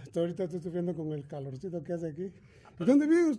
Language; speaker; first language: Spanish; native; Spanish